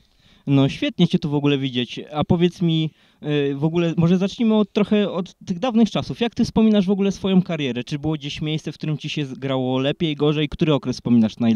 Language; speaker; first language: Polish; native; Polish